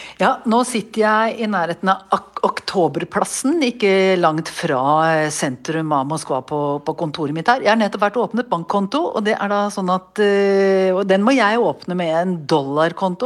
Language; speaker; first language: Norwegian; native; Norwegian